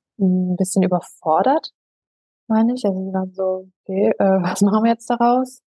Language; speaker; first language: German; native; German